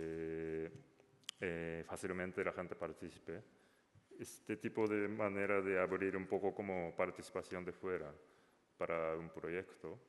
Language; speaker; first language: Spanish; non-native, learner; Japanese